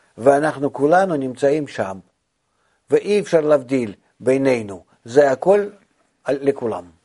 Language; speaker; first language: Hebrew; non-native, fluent; Russian